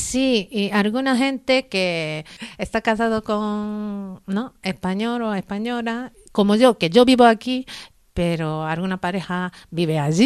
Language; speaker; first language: Spanish; non-native, learner; Japanese